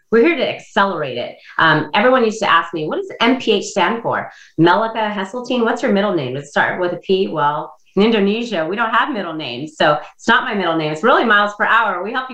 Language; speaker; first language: English; non-native, fluent; Indonesian